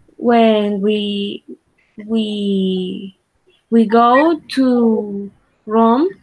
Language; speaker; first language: English; non-native, learner; Spanish